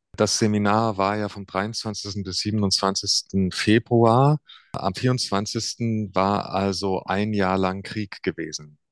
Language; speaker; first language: German; native; German